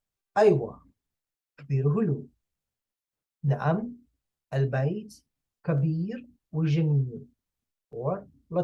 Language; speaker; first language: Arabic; non-native, fluent; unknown